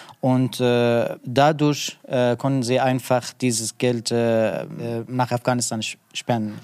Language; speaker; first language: German; non-native, learner; Persian